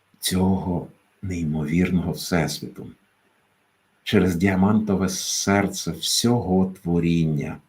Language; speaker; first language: Ukrainian; native; Ukrainian